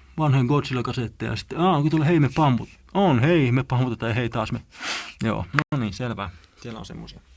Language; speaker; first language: Finnish; native; Finnish